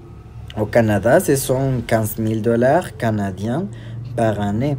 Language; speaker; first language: French; non-native, learner; Spanish